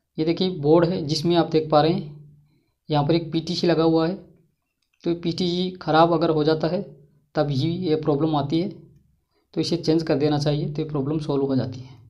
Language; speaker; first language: Hindi; native; Hindi